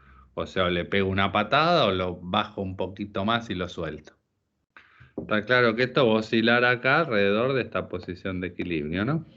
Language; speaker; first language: Spanish; native; Spanish